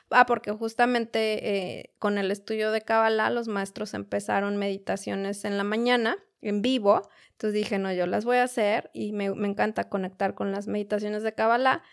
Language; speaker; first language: Spanish; native; Spanish